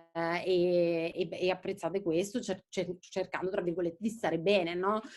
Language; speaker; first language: Italian; native; Italian